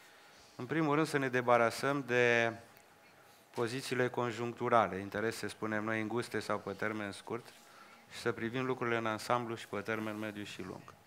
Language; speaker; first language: Romanian; native; Romanian